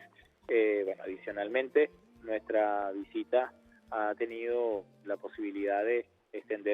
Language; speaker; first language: Spanish; native; Spanish